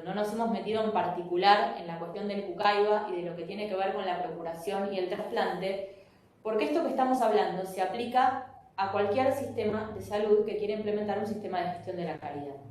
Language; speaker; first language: Spanish; native; Spanish